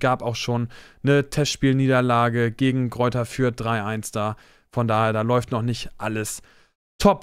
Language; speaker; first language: German; native; German